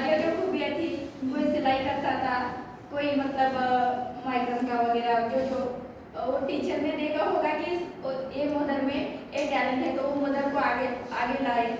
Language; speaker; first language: Hindi; non-native, local second language; Marathi